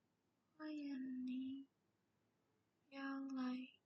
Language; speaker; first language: Chinese; non-native, learner; Indonesian